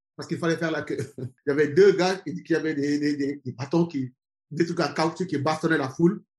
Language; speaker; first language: French; non-native, local second language; Wolof